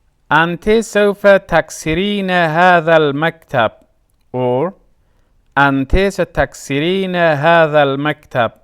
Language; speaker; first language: Arabic; non-native, fluent; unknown